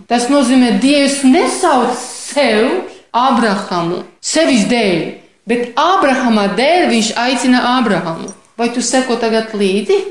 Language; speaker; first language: Latvian; non-native, fluent; Polish